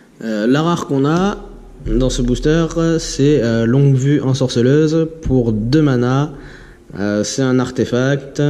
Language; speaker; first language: French; native; French